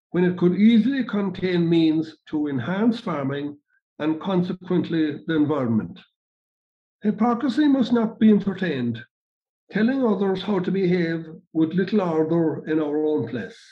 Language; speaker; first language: English; native; English